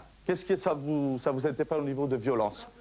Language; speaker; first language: French; native; French